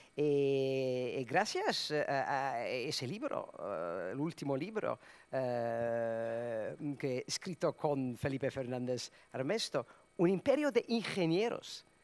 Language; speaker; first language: Spanish; non-native, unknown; Serbian